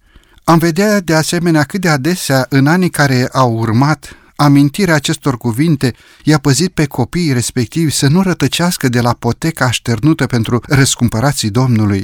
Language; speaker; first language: Romanian; native; Romanian